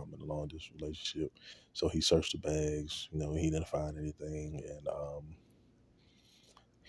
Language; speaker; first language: English; native; English